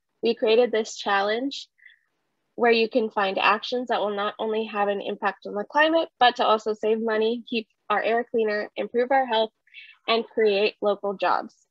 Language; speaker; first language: English; early bilingual, other home language; Spanish